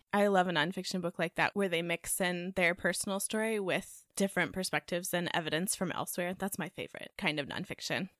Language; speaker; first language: English; native; English